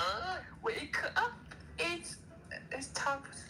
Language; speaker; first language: English; non-native, learner; Chinese